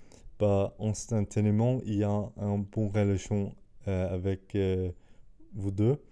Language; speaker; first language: French; non-native, fluent; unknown